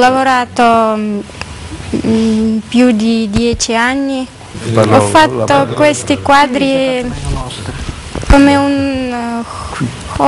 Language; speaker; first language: Italian; non-native, learner; Russian